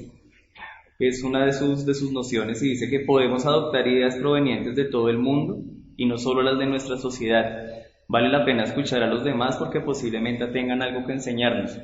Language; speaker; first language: Spanish; native; Spanish